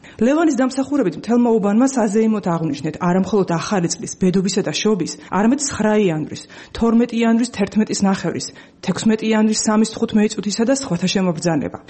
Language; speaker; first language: Georgian; native; Georgian